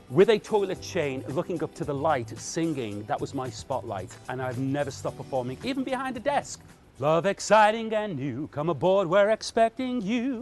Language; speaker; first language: English; native; English